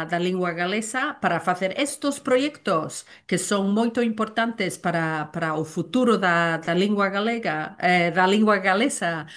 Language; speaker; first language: Portuguese; non-native, learner; Welsh